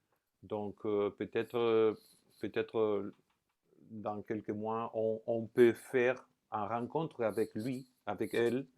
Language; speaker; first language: French; non-native, fluent; Spanish